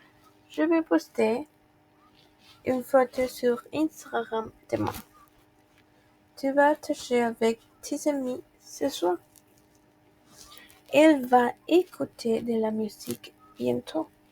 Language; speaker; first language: French; non-native, fluent; Spanish